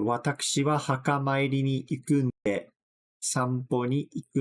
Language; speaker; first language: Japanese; non-native, fluent; English